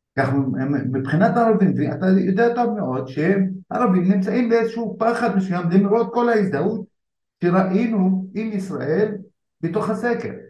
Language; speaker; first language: Hebrew; non-native, local second language; Arabic